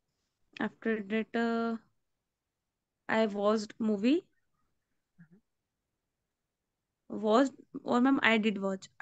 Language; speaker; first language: English; non-native, learner; Hindi